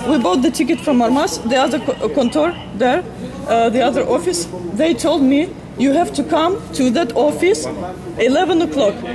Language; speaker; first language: English; non-native, learner; Russian